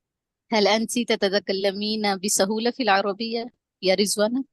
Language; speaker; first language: Arabic; non-native, fluent; Urdu